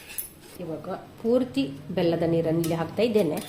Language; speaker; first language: Kannada; native; Kannada